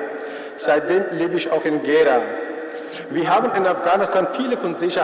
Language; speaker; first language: German; non-native, fluent; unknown